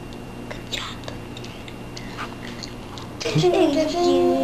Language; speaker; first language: Chinese; early bilingual, heritage; English